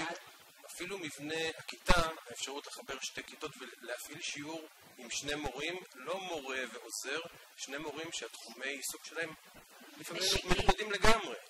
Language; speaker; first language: Hebrew; native; Hebrew